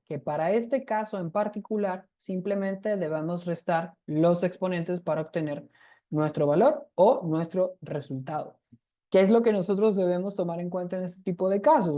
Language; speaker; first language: Spanish; native; Spanish